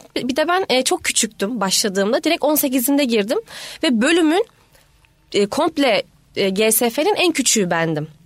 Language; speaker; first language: Turkish; native; Turkish